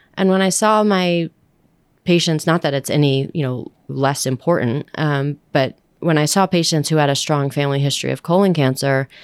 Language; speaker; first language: English; early bilingual, other home language; Filipino